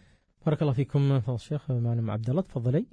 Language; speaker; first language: Arabic; native; Arabic